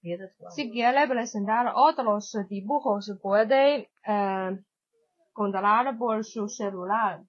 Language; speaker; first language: Spanish; non-native, learner; Chinese